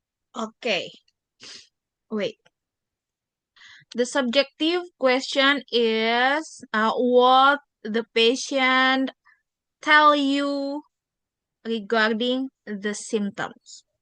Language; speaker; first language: English; non-native, fluent; Indonesian